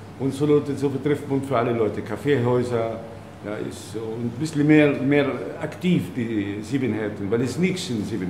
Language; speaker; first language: German; non-native, learner; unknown